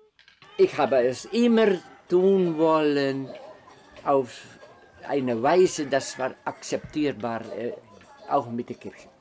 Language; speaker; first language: German; non-native, fluent; Dutch